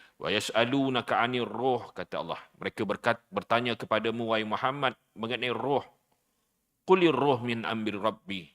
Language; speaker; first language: Malay; native; Malay